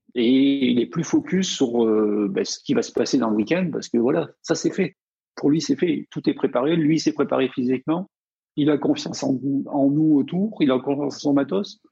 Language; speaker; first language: French; native; French